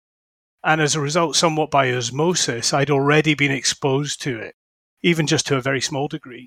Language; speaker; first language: English; native; English